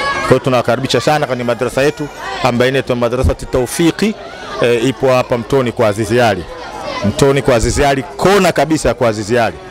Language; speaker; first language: Swahili; native; Swahili